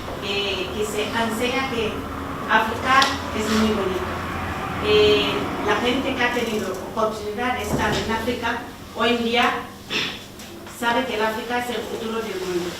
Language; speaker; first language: Spanish; non-native, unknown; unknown